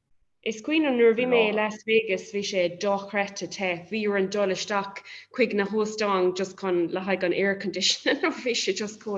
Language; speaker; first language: Irish; non-native, local second language; English